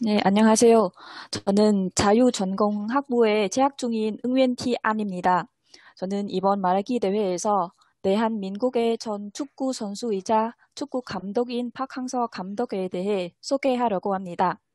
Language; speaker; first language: Korean; non-native, fluent; Vietnamese